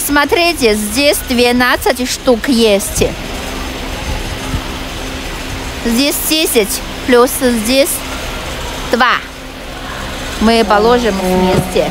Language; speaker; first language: Russian; non-native, learner; Chinese